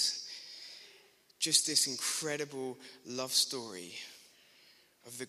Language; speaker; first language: English; native; English